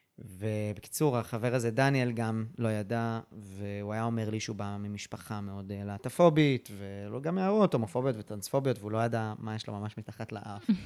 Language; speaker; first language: Hebrew; early bilingual, other home language; English